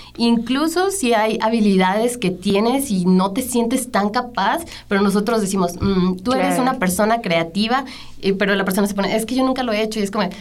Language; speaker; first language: Spanish; native; Spanish